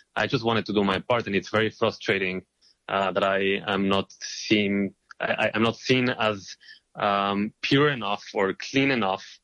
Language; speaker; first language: English; non-native, fluent; Hebrew